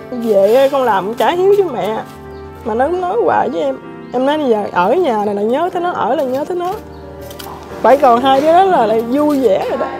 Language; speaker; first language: Vietnamese; native; Vietnamese